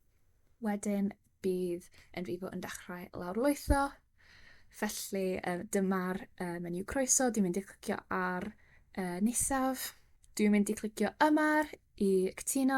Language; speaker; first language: Welsh; non-native, local second language; English